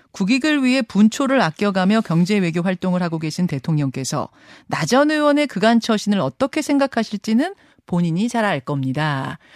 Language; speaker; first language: Korean; native; Korean